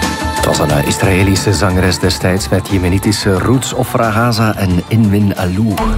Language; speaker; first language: Dutch; native; Dutch